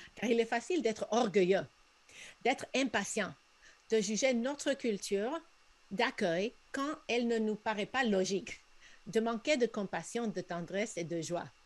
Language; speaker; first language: French; non-native, fluent; Spanish